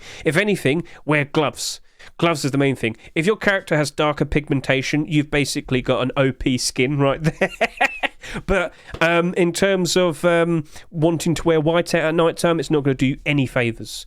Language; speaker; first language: English; native; English